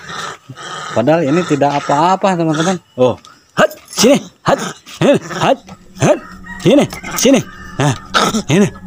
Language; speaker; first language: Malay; non-native, local second language; Sundanese